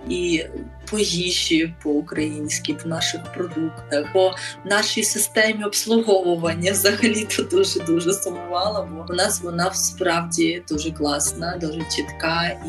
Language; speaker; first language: Ukrainian; native; Ukrainian